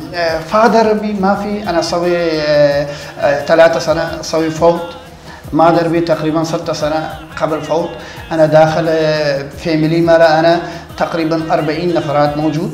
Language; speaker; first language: Arabic; non-native, learner; Persian